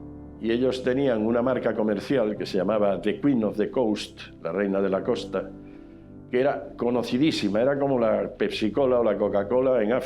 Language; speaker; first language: Spanish; native; Spanish